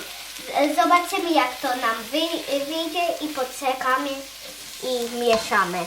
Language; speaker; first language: Polish; early bilingual, heritage; Polish